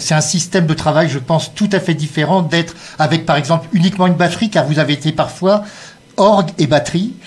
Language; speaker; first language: French; native; French